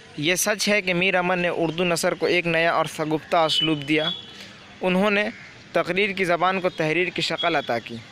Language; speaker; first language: Urdu; native; Urdu